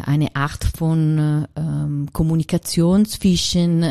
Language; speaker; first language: German; non-native, learner; Italian